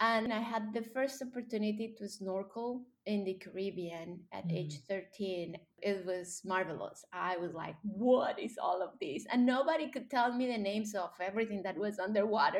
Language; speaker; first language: English; non-native, fluent; Spanish